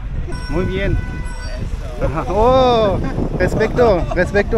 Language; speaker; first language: Spanish; non-native, learner; German